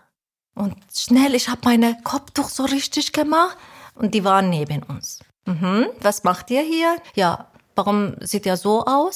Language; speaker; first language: German; non-native, learner; Persian